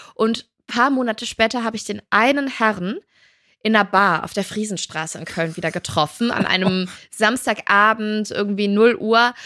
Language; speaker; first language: German; native; German